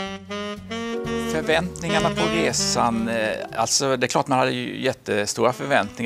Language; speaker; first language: Swedish; native; Swedish